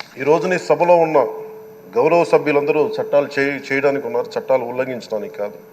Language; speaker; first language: Telugu; native; Telugu